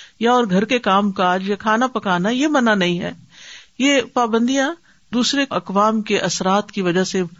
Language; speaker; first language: Urdu; native; Urdu